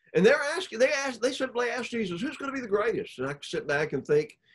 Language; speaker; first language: English; native; English